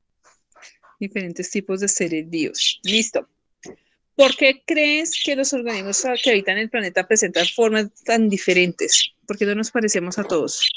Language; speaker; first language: Spanish; native; Spanish